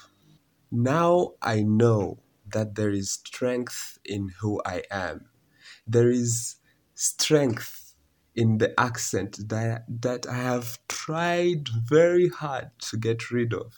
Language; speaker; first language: English; non-native, local second language; Kinyarwanda